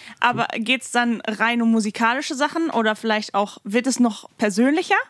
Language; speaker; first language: German; native; German